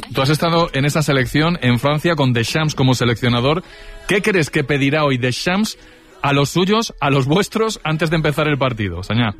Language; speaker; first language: Spanish; native; Spanish